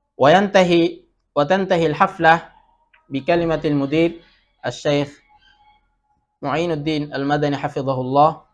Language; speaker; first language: Arabic; non-native, fluent; Bangla